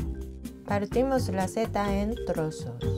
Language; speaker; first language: Spanish; non-native, fluent; Japanese